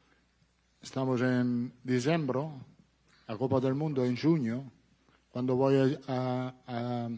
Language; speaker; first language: Portuguese; non-native, learner; Italian